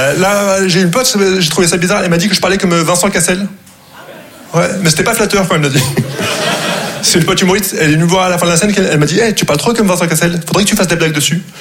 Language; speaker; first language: French; non-native, local second language; Arabic